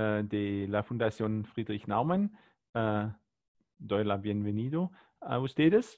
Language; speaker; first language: Spanish; non-native, learner; German